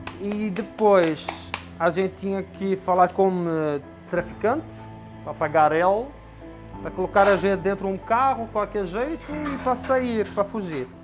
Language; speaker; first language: Portuguese; non-native, fluent; Arabic